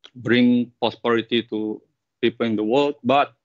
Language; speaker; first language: English; non-native, fluent; Indonesian